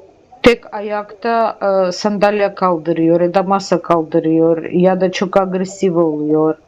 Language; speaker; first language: Turkish; non-native, learner; Russian